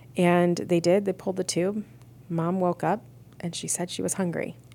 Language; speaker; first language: English; native; English